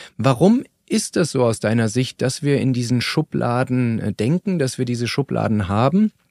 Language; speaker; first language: German; native; German